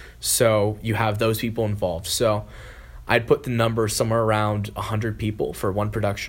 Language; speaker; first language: English; native; English